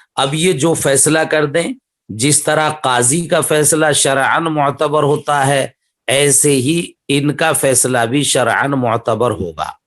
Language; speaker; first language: Urdu; native; Urdu